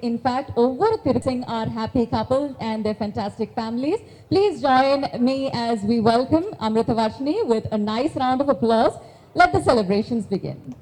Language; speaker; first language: English; non-native, local second language; Tamil